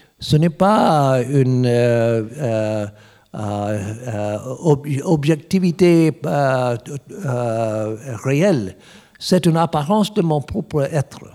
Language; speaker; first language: French; non-native, learner; English